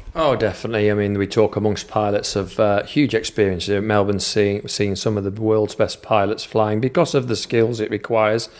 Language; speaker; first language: English; native; English